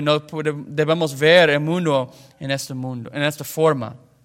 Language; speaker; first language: Spanish; non-native, fluent; English